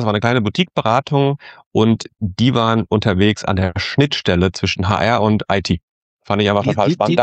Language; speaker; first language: German; native; German